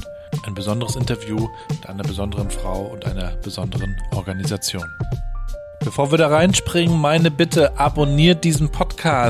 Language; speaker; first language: German; native; German